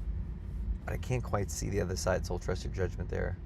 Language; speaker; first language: English; native; English